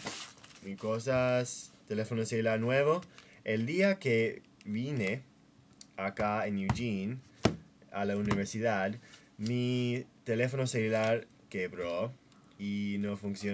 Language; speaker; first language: Spanish; non-native, fluent; English